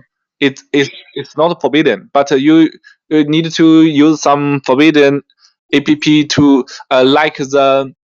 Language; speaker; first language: English; non-native, learner; Chinese